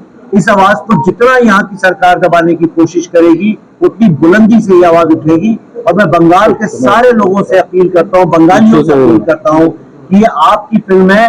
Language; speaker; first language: Hindi; native; Hindi